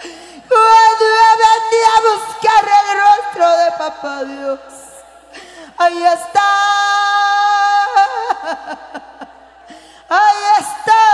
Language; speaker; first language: Spanish; non-native, local second language; Kaqchikel